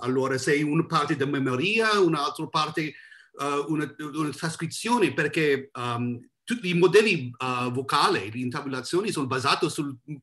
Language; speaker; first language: Italian; non-native, learner; English